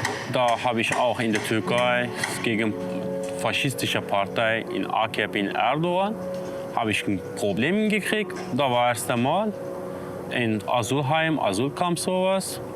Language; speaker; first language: German; non-native, learner; Kurdish